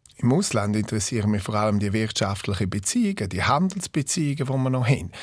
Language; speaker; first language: German; non-native, local second language; Romansh